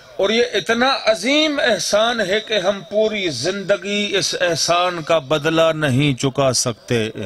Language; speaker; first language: Urdu; non-native, local second language; Sindhi